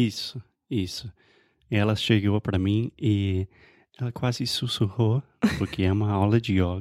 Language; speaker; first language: Portuguese; non-native, fluent; English